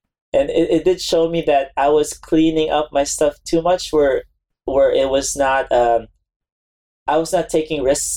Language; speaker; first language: English; non-native, local second language; Filipino